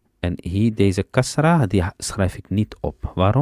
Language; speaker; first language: Dutch; early bilingual, other home language; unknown